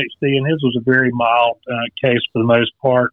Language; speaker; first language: English; native; English